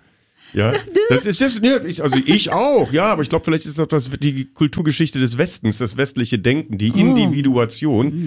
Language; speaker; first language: German; native; German